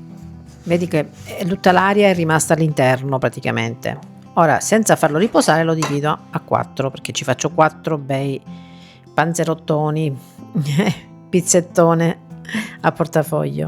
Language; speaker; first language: Italian; native; Italian